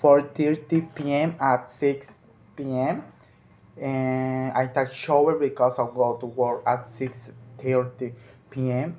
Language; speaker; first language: English; non-native, learner; Spanish